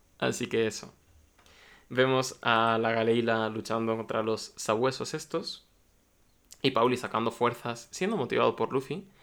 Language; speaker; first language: Spanish; early bilingual, other home language; Russian